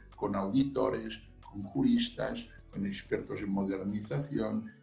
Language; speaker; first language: Spanish; non-native, local second language; Catalan